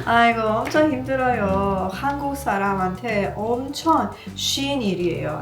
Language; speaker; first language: Korean; non-native, learner; Persian